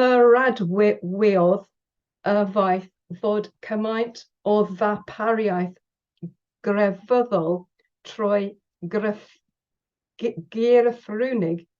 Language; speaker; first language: Welsh; non-native, learner; English